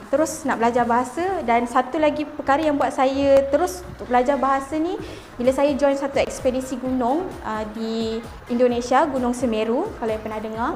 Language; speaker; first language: Malay; native; Malay